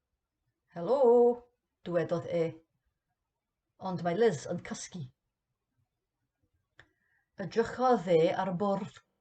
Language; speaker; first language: Welsh; non-native, learner; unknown